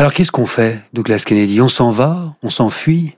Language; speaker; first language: French; native; French